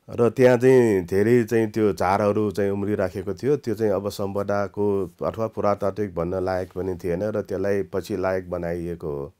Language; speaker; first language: Nepali; non-native, local second language; Newari